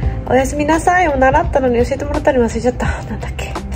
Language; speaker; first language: Japanese; native; Japanese